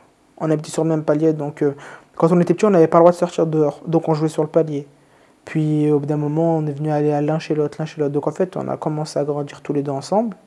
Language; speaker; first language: French; native; French